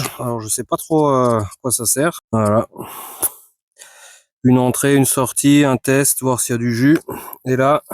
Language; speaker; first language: French; native; French